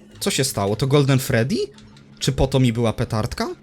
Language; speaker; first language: Polish; native; Polish